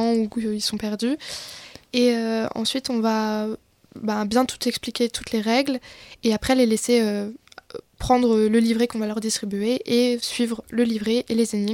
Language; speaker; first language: French; native; French